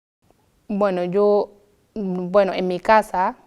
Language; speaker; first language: Spanish; non-native, fluent; Wolof